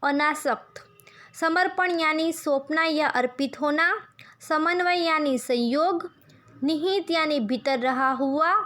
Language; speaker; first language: Hindi; non-native, local second language; Gujarati